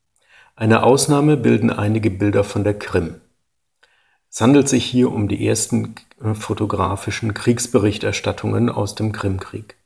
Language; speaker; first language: German; native; German